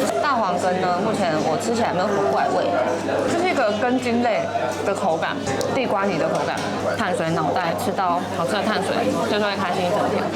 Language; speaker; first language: Chinese; native; Chinese